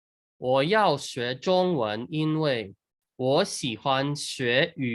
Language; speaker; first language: Chinese; non-native, fluent; English